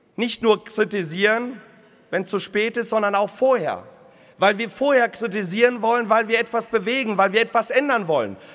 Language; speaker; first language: German; early bilingual, other home language; Polish